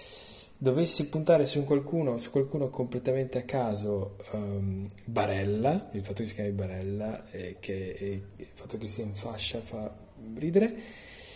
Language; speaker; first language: Italian; native; Italian